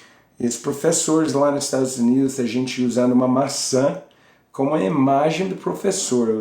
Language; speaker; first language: Portuguese; non-native, learner; English